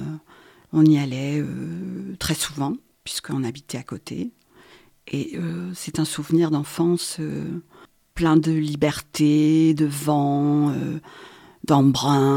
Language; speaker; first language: French; native; French